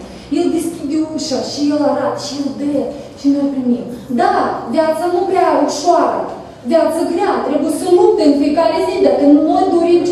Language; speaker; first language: Romanian; non-native, learner; Russian